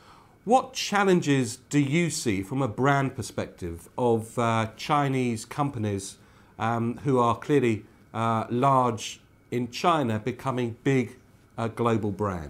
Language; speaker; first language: English; native; English